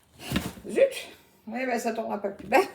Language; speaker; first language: French; native; French